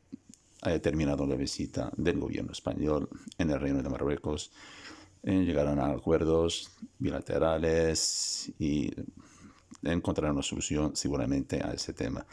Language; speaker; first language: Spanish; non-native, fluent; Arabic